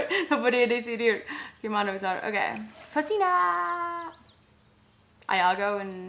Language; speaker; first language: Spanish; non-native, learner; English